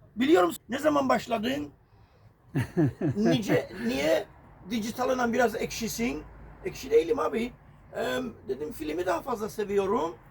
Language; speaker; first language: Turkish; native; Turkish